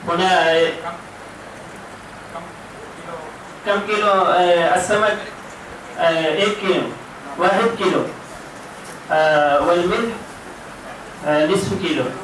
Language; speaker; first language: Arabic; non-native, learner; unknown